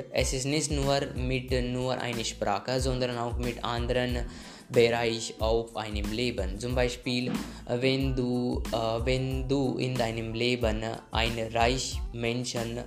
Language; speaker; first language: German; non-native, learner; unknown